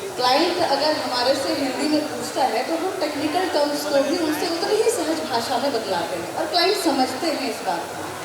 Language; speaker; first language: Hindi; non-native, local second language; Maithili